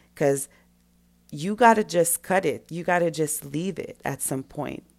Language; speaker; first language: English; non-native, fluent; French